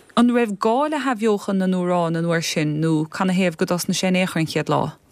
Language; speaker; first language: Irish; native; Irish